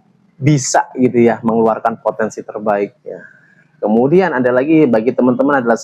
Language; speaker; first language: Indonesian; native; Indonesian